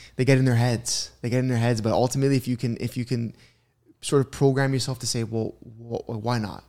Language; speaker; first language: English; early bilingual, other home language; Italian